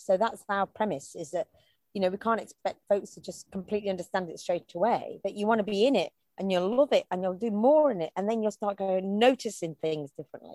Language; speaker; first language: English; native; English